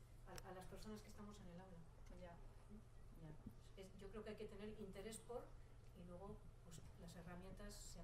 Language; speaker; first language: Spanish; native; Spanish